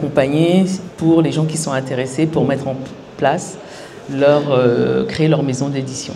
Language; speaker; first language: French; native; French